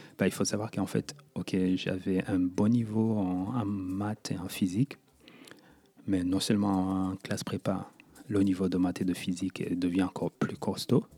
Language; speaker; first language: French; non-native, local second language; Kinyarwanda